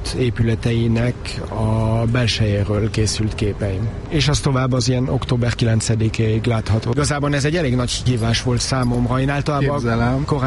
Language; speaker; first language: Hungarian; non-native, fluent; French